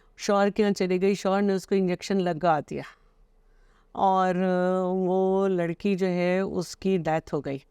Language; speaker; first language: Urdu; native; Urdu